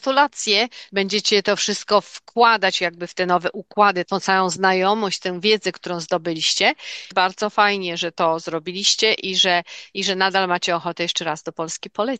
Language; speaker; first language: Polish; native; Polish